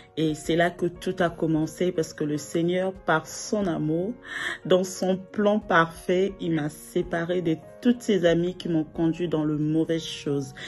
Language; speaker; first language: French; non-native, local second language; Lingala